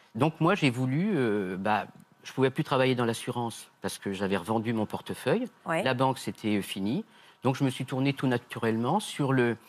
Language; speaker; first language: French; native; French